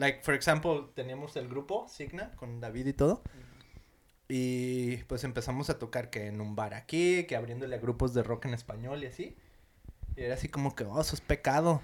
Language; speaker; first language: Spanish; early bilingual, heritage; Spanish